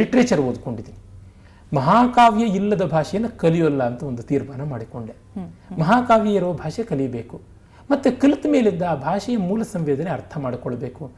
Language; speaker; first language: Kannada; non-native, local second language; Tamil